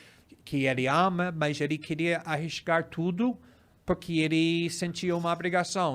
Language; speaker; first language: Portuguese; non-native, fluent; English